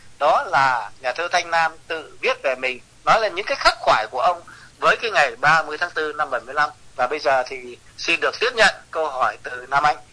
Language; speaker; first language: Vietnamese; native; Vietnamese